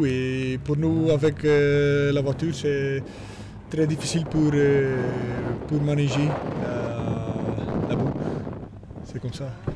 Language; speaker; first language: French; non-native, learner; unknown